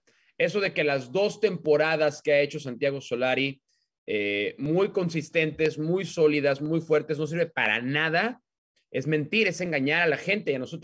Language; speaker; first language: Spanish; native; Spanish